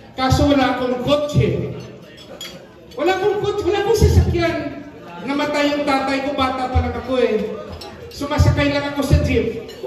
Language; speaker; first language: Filipino; native; Filipino